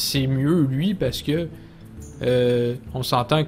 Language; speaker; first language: French; native; French